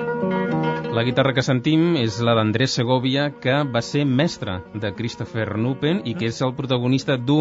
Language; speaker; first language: Catalan; native; Catalan